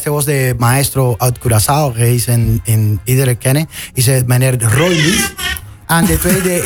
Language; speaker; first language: Dutch; non-native, fluent; Spanish